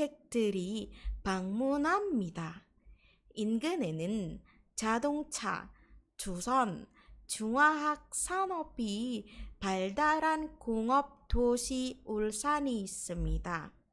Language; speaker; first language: Korean; non-native, fluent; Indonesian